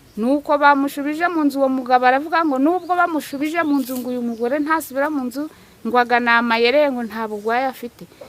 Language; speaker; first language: Kinyarwanda; native; Kinyarwanda